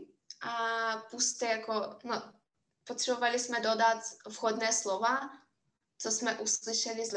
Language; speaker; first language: Czech; non-native, fluent; Russian